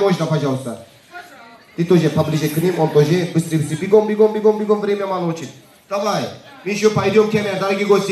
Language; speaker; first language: Russian; non-native, learner; Turkish